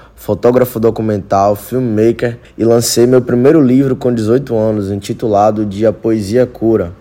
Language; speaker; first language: Portuguese; native; Portuguese